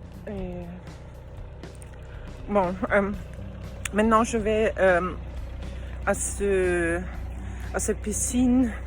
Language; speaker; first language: French; non-native, learner; German